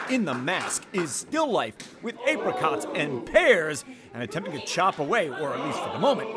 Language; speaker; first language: English; native; English